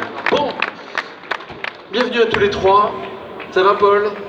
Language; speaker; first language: French; native; French